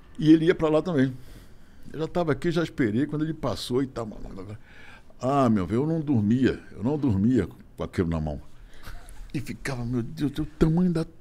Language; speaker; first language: Portuguese; native; Portuguese